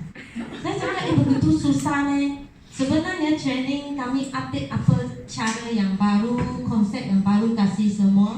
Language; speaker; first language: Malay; non-native, local second language; Chinese